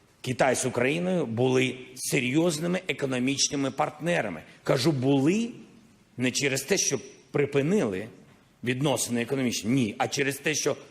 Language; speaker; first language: Ukrainian; non-native, local second language; Russian